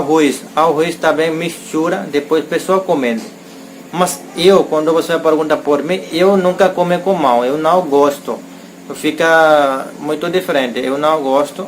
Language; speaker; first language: Portuguese; non-native, learner; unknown